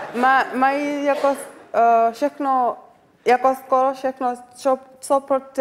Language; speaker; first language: Czech; non-native, learner; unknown